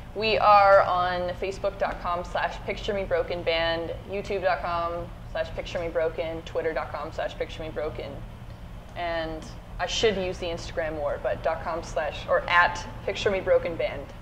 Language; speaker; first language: English; native; English